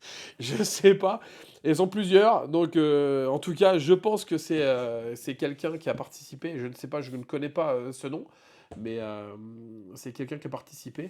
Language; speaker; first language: French; native; French